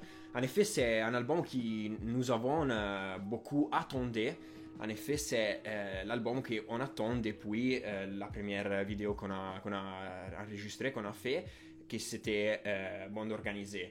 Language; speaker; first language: French; non-native, fluent; Italian